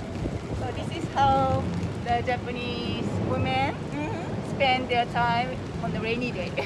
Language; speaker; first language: English; non-native, fluent; Japanese